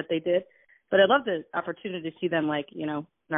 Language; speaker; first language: English; native; English